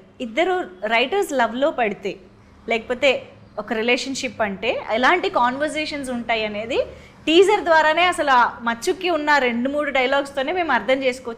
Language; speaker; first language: Telugu; native; Telugu